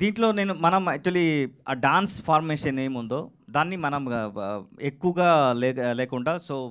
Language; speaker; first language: Telugu; non-native, learner; Kannada